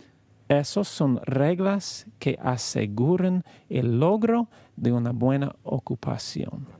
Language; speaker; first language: Spanish; non-native, learner; English